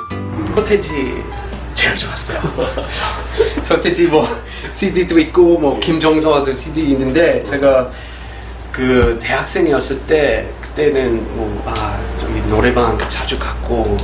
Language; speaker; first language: Korean; non-native, fluent; English